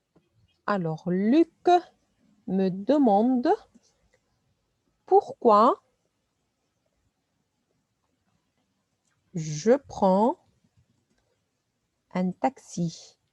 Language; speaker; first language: French; non-native, fluent; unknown